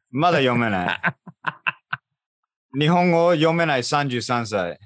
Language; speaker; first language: Japanese; non-native, learner; English